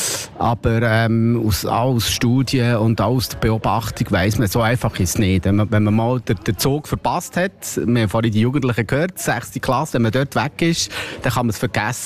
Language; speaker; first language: German; native; German